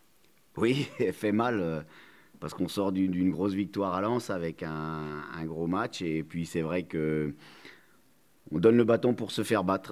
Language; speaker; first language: French; native; French